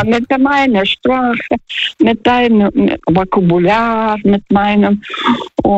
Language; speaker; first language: German; non-native, fluent; Russian